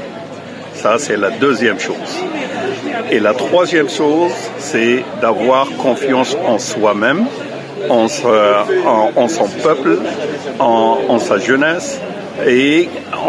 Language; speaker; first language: French; native; French